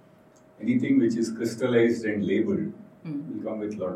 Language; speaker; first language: English; non-native, local second language; Kannada